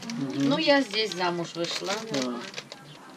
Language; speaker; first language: Russian; non-native, local second language; Greek